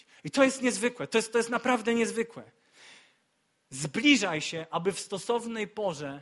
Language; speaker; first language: Polish; native; Polish